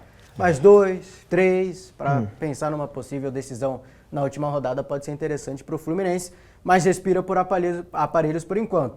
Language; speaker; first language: Portuguese; native; Portuguese